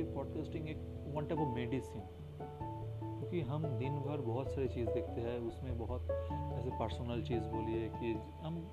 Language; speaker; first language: Hindi; non-native, local second language; Bangla